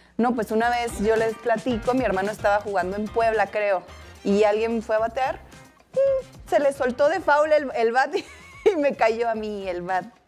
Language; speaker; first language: Spanish; native; Spanish